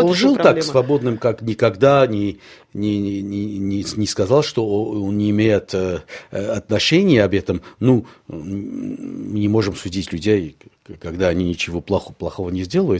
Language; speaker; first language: Russian; non-native, local second language; Armenian